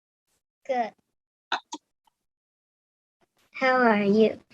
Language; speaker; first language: English; non-native, learner; Cantonese